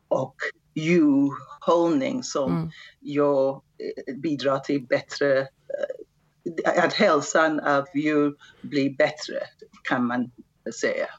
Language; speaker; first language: Swedish; non-native, fluent; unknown